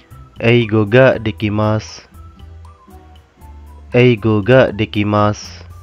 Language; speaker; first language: Japanese; non-native, fluent; Indonesian